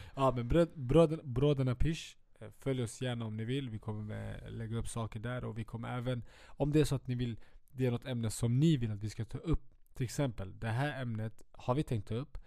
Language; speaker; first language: Swedish; early bilingual, other home language; Kurdish